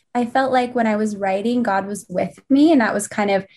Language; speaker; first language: English; native; English